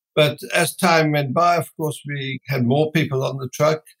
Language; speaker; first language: English; non-native, fluent; Dutch